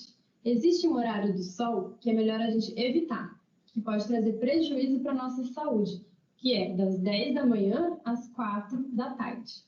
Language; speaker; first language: Portuguese; native; Portuguese